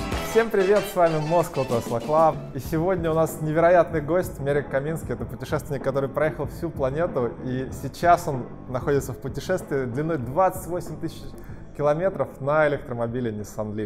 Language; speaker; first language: Russian; native; Russian